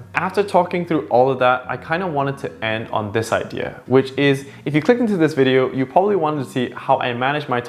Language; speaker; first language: English; native; English